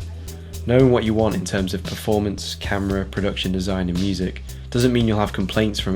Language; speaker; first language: English; native; English